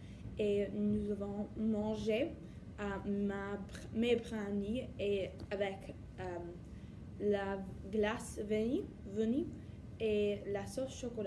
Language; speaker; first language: French; non-native, learner; English